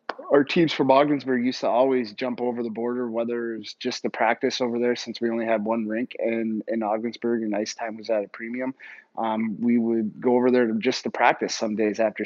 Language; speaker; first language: English; native; English